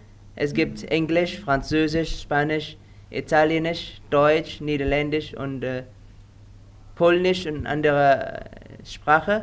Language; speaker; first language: German; non-native, learner; Indonesian